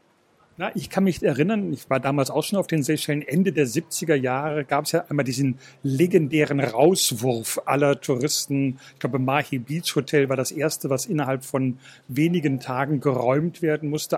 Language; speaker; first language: German; native; German